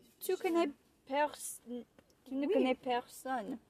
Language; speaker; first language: French; non-native, learner; English